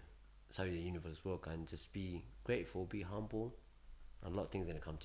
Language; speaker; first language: English; early bilingual, other home language; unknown